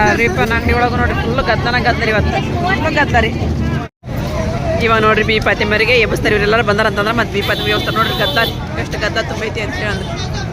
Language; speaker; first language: Kannada; non-native, local second language; Urdu